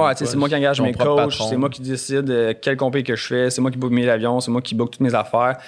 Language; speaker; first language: French; native; French